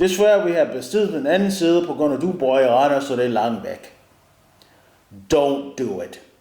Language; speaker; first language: Danish; non-native, learner; English